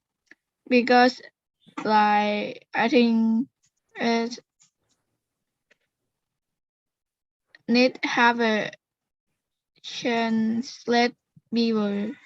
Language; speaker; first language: English; non-native, learner; Vietnamese